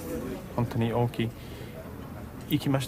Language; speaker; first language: Japanese; non-native, learner; Danish